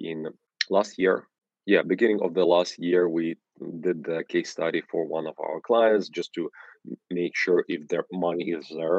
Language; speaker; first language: English; non-native, fluent; Ukrainian